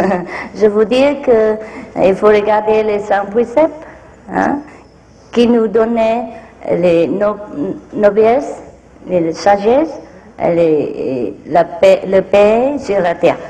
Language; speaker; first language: French; non-native, fluent; Vietnamese